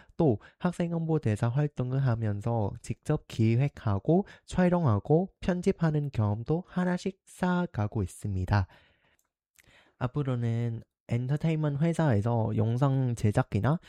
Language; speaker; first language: Korean; non-native, fluent; Vietnamese